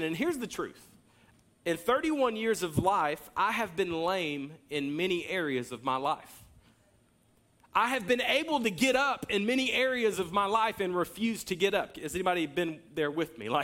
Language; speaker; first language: English; native; English